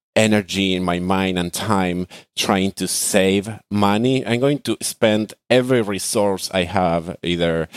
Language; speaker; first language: English; non-native, fluent; Spanish